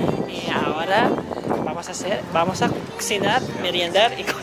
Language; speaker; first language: Spanish; non-native, learner; Filipino